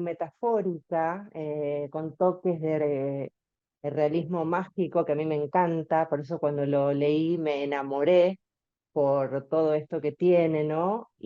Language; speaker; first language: Spanish; native; Spanish